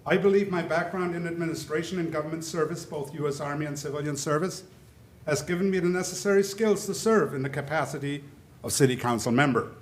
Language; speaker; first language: English; early bilingual, other home language; German